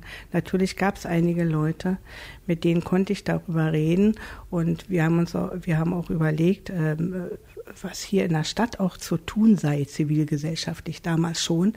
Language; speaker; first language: German; native; German